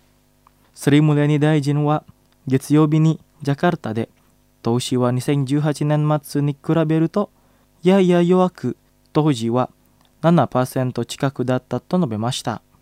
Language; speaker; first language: Japanese; non-native, fluent; Indonesian